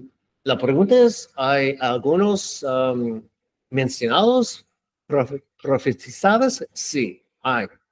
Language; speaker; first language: Spanish; non-native, learner; English